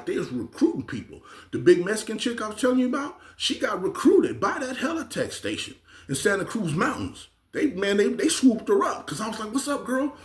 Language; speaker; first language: English; native; English